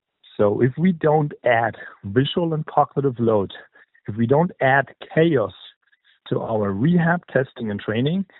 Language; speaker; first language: English; non-native, fluent; German